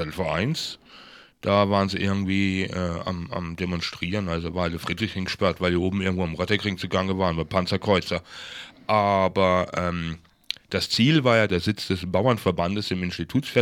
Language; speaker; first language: German; native; German